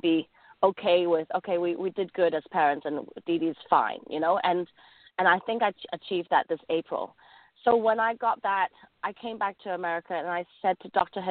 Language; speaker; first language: English; native; English